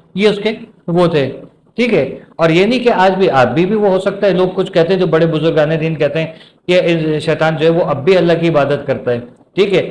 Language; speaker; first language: Urdu; native; Urdu